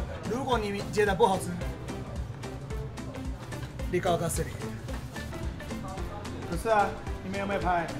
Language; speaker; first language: Chinese; non-native, fluent; Japanese